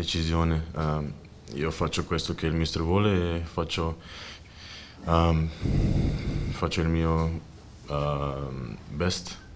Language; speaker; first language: Italian; non-native, learner; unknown